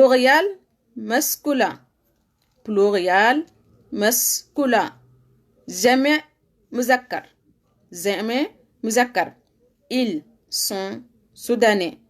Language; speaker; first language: French; non-native, learner; Arabic